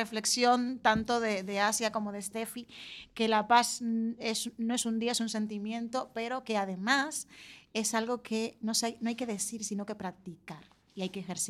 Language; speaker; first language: Spanish; native; Spanish